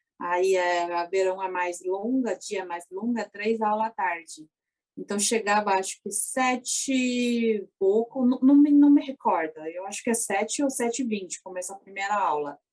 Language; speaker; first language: Portuguese; early bilingual, other home language; Chinese